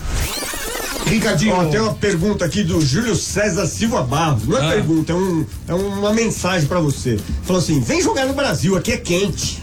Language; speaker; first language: Portuguese; native; Portuguese